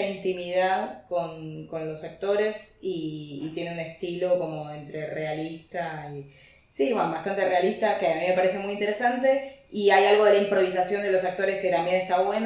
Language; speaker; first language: Spanish; native; Spanish